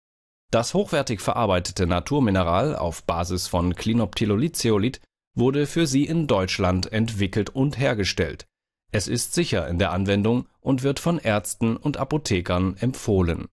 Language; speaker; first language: German; native; German